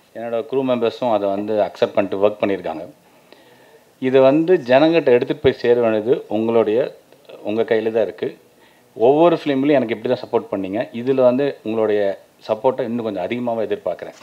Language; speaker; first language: Tamil; native; Tamil